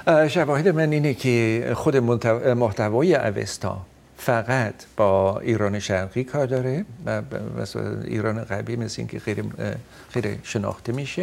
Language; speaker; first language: Persian; non-native, fluent; Dutch